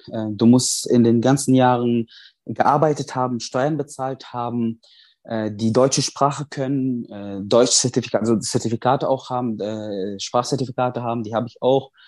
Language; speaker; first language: German; non-native, fluent; Arabic